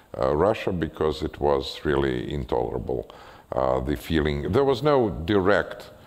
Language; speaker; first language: English; non-native, fluent; Russian